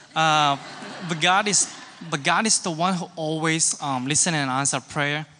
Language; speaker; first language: English; non-native, local second language; Cantonese